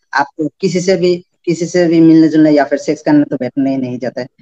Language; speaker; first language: Hindi; non-native, learner; Bangla